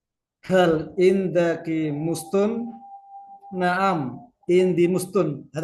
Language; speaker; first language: Arabic; non-native, fluent; Indonesian